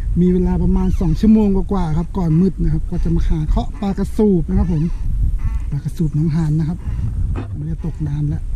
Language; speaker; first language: Thai; non-native, local second language; Northeastern Thai